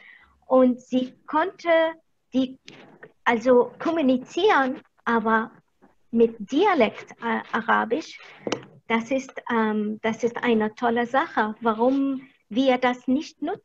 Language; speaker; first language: German; non-native, fluent; Arabic